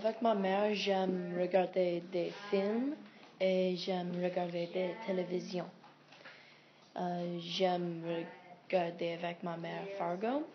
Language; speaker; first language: French; non-native, learner; English